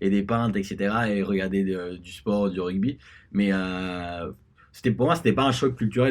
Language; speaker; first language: French; early bilingual, other home language; Spanish